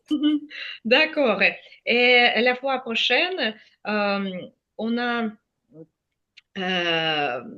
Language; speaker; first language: French; non-native, fluent; Ukrainian